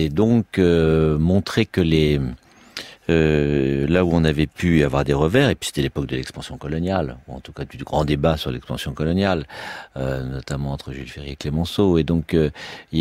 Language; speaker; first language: French; native; French